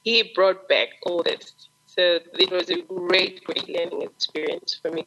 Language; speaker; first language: English; non-native, local second language; Shona